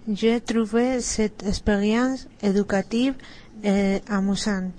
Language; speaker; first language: French; non-native, learner; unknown